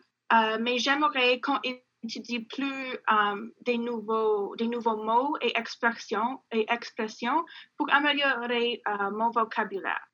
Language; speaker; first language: French; non-native, local second language; English